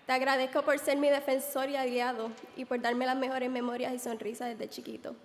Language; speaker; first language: Spanish; early bilingual, other home language; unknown